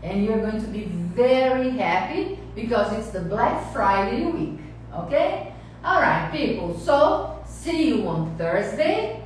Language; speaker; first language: English; non-native, fluent; Portuguese